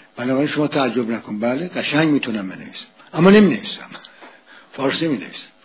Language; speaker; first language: Persian; native; Persian